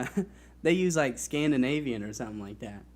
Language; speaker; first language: English; native; English